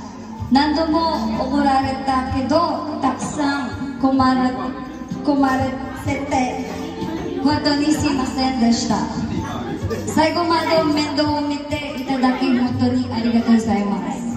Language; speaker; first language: Japanese; non-native, learner; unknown